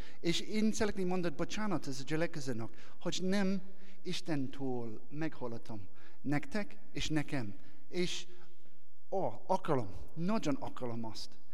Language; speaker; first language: Hungarian; non-native, learner; English